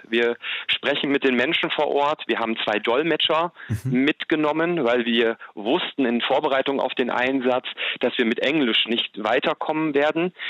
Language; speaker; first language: German; native; German